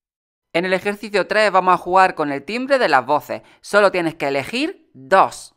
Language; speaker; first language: Spanish; native; Spanish